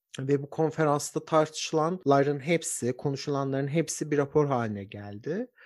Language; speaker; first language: Turkish; native; Turkish